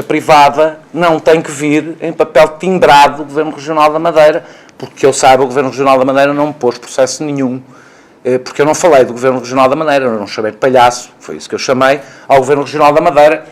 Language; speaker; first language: Portuguese; native; Portuguese